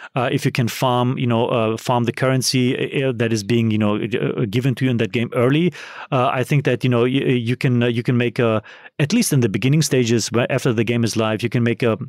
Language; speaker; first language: English; non-native, fluent; German